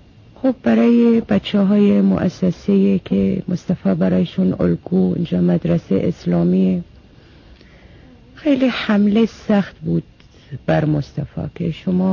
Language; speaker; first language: Persian; non-native, fluent; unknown